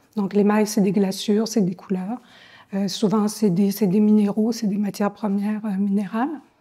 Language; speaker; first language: French; native; French